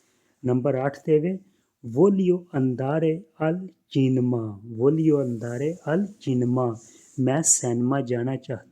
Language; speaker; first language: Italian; non-native, fluent; Punjabi